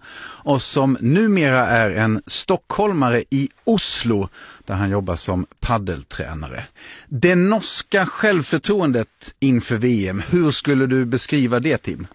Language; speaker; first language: Swedish; native; Swedish